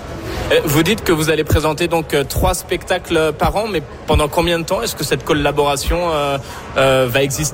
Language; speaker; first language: French; native; French